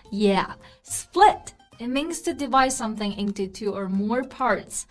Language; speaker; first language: English; non-native, fluent; Chinese